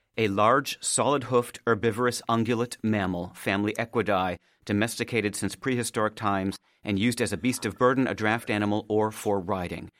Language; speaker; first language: English; native; English